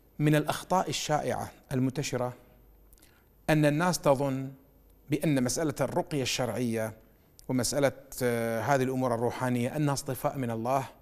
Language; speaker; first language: Arabic; native; Arabic